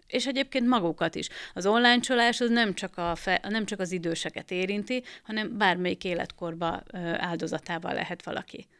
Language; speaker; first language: Hungarian; native; Hungarian